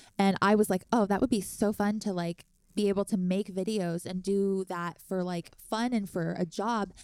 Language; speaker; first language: English; native; English